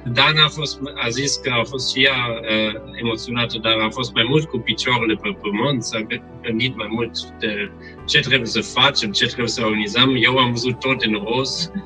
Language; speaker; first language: Romanian; non-native, fluent; German